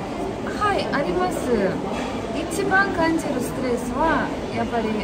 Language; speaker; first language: Japanese; non-native, fluent; Romanian